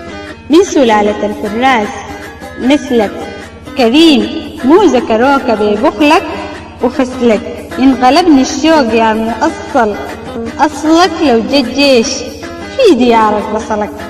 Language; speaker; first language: Arabic; native; Arabic